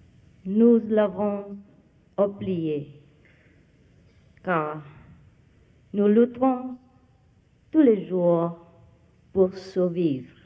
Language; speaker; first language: French; non-native, fluent; Vietnamese